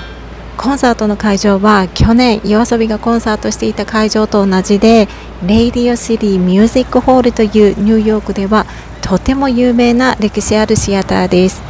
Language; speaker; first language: Japanese; native; Japanese